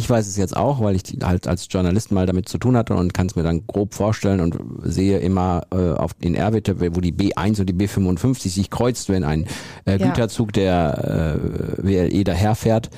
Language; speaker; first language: German; native; German